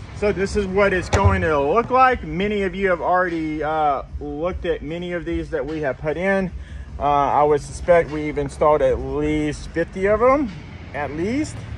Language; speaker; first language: English; native; English